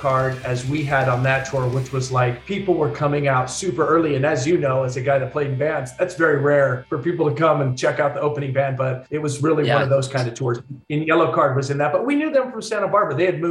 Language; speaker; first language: English; native; English